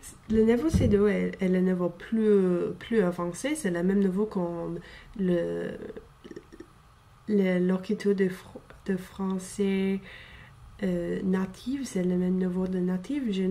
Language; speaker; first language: French; non-native, fluent; English